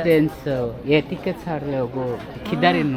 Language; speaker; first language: Korean; non-native, learner; Indonesian